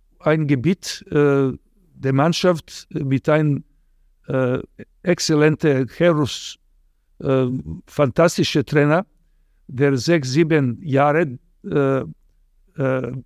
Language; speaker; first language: German; non-native, fluent; Serbian